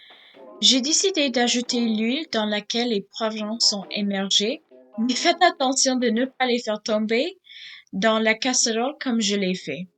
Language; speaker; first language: French; non-native, learner; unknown